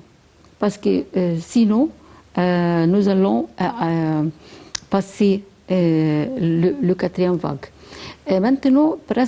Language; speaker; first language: French; non-native, fluent; Arabic